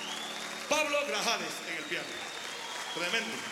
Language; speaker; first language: Spanish; native; Spanish